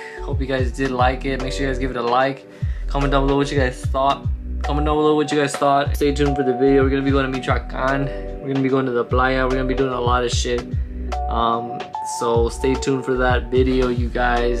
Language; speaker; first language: English; early bilingual, other home language; Spanish